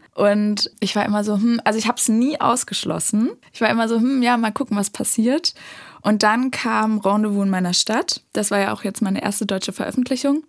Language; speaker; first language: German; native; German